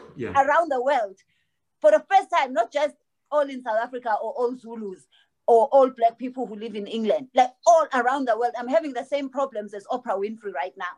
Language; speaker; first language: English; non-native, local second language; Zulu